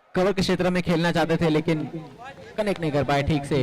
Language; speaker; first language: Hindi; non-native, local second language; Gujarati